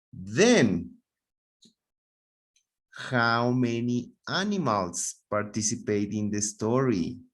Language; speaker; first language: English; non-native, fluent; Spanish